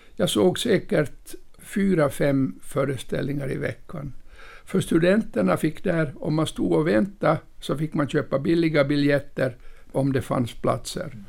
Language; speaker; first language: Swedish; native; Swedish